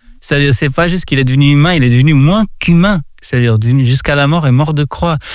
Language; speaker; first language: French; non-native, fluent; Portuguese